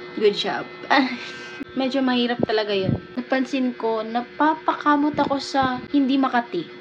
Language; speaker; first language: Filipino; non-native, local second language; Cebuano